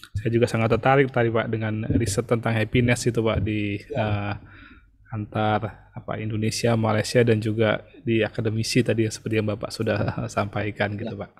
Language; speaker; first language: Indonesian; native; Indonesian